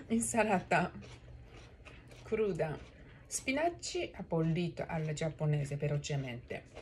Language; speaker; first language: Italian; non-native, learner; Japanese